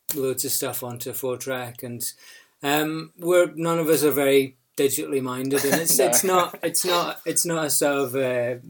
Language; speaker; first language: English; native; English